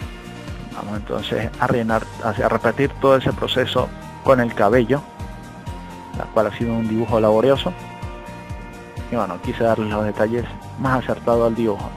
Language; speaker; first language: Spanish; native; Spanish